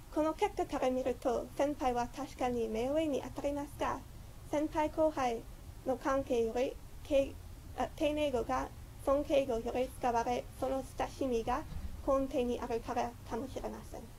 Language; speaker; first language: Japanese; non-native, fluent; English